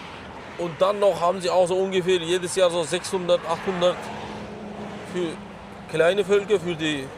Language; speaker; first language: German; non-native, learner; Uzbek